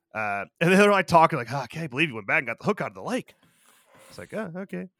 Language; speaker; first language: English; native; English